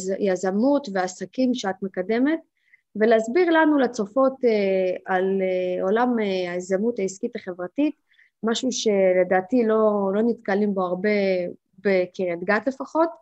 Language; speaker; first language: Hebrew; native; Hebrew